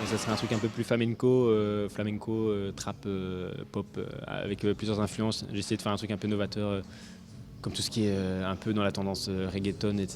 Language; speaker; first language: French; native; French